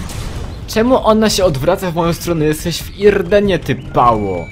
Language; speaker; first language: Polish; native; Polish